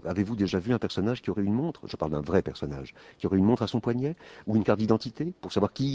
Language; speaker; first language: French; native; French